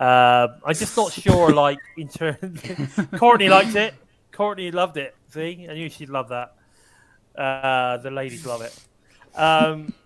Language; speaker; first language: English; native; English